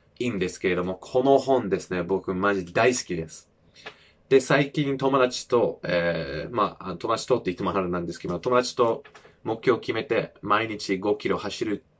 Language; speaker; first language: Japanese; non-native, fluent; English